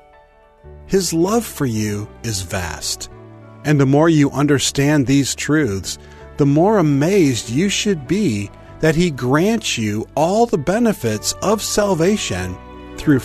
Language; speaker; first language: English; native; English